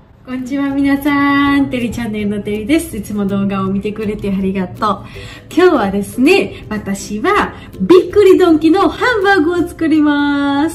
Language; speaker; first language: Japanese; non-native, learner; Georgian